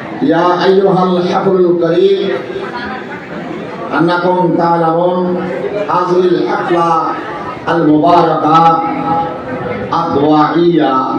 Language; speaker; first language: Arabic; non-native, fluent; Bangla